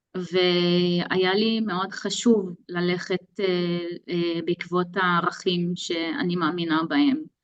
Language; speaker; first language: Hebrew; non-native, local second language; Arabic